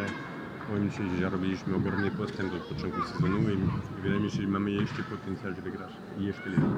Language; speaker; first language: Polish; non-native, fluent; French